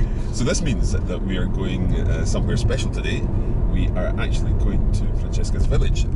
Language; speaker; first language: English; native; English